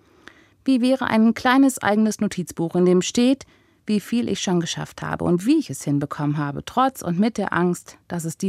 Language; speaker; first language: German; native; German